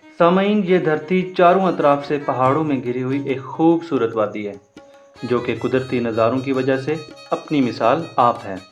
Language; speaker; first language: Urdu; non-native, local second language; Punjabi